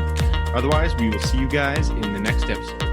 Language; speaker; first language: English; native; English